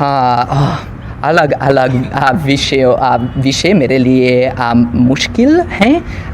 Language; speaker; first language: Hindi; non-native, learner; English